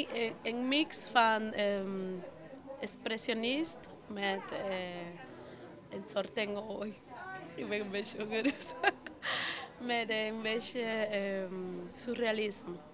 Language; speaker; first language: Dutch; non-native, learner; Spanish